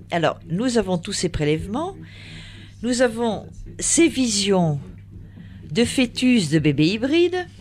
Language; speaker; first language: French; native; French